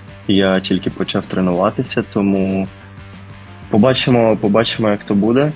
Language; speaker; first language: Ukrainian; early bilingual, heritage; Ukrainian